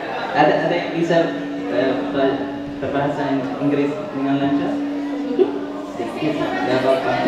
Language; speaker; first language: Indonesian; non-native, fluent; Arabic